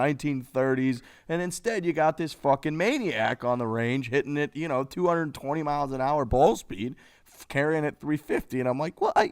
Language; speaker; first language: English; native; English